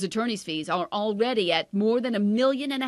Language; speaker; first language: English; native; English